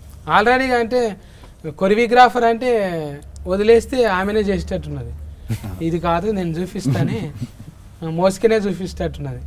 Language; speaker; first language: Telugu; native; Telugu